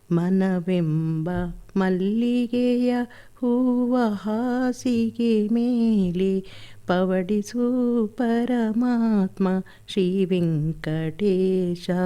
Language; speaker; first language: Kannada; non-native, local second language; Malayalam